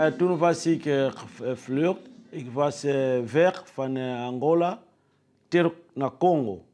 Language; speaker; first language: Dutch; non-native, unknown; Lingala